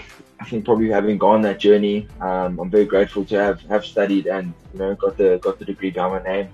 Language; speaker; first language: English; native; English